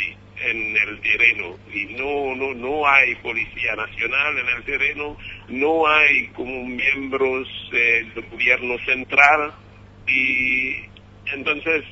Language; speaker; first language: Spanish; non-native, fluent; Haitian Creole